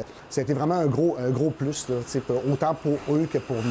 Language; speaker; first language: French; native; French